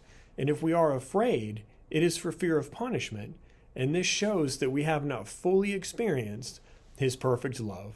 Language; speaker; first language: English; native; English